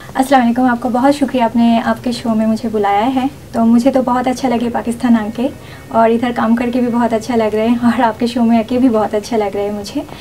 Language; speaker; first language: Urdu; non-native, fluent; Bangla